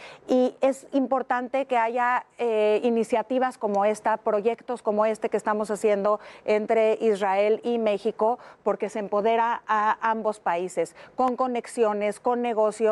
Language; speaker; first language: Spanish; native; Spanish